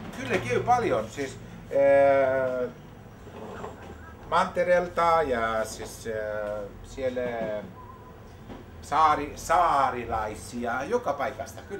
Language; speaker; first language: Finnish; non-native, learner; Greek